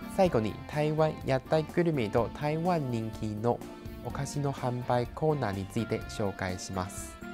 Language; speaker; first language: Japanese; non-native, fluent; Chinese